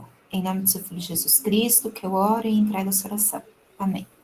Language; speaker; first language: Portuguese; native; Portuguese